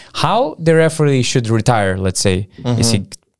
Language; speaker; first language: English; non-native, fluent; Lithuanian